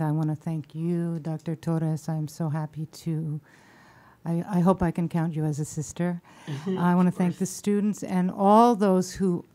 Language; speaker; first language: English; native; English